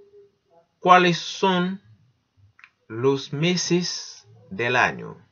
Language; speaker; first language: Spanish; non-native, learner; Haitian Creole